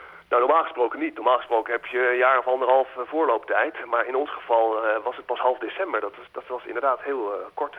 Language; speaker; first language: Dutch; native; Dutch